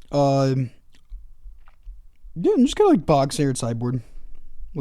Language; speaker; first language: English; native; English